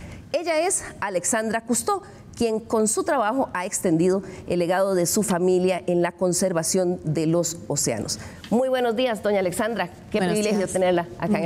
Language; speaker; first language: Spanish; native; Spanish